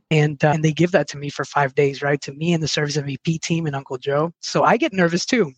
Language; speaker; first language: English; early bilingual, other home language; Spanish